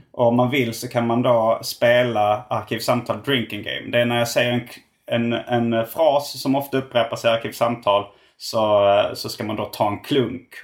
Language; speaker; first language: Swedish; native; Swedish